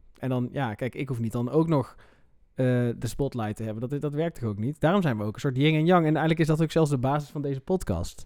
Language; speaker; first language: Dutch; native; Dutch